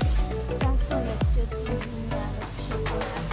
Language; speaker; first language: French; non-native, learner; Haitian Creole